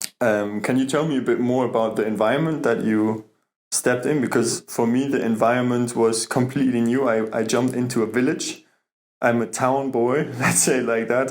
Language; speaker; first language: English; non-native, fluent; German